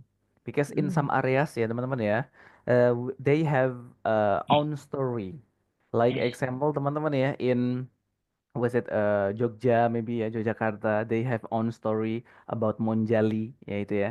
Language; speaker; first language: English; non-native, fluent; Indonesian